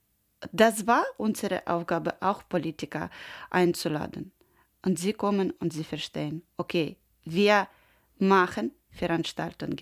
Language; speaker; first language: German; non-native, learner; Ukrainian